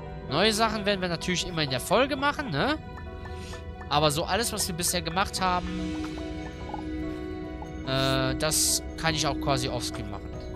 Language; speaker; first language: German; native; German